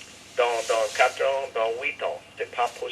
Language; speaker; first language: French; non-native, fluent; English